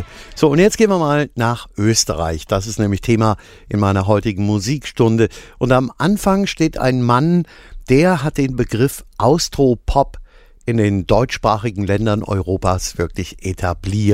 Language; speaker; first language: German; native; German